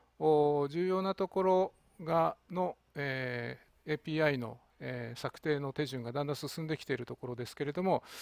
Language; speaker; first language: Japanese; native; Japanese